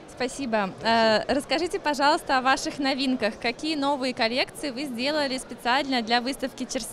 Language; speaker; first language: Russian; native; Russian